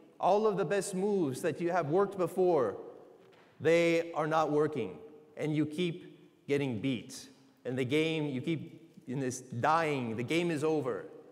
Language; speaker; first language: English; native; English